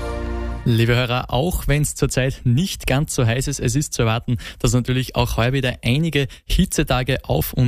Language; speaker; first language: German; native; German